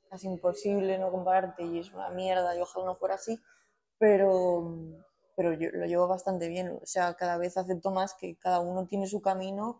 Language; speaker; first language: Spanish; native; Spanish